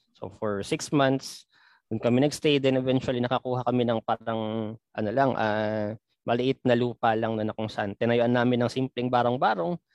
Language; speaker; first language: Filipino; non-native, local second language; Pampanga